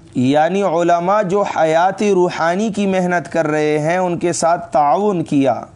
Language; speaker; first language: Urdu; non-native, local second language; Pashto